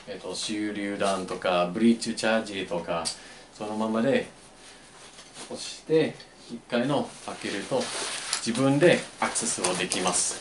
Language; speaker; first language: Japanese; non-native, learner; English